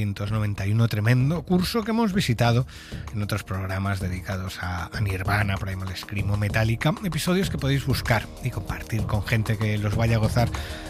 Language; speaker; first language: Spanish; native; Spanish